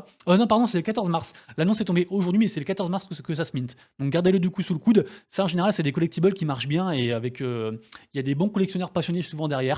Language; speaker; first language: French; native; French